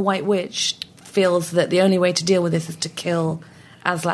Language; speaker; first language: English; native; English